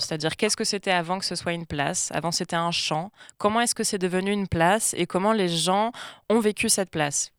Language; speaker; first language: French; native; French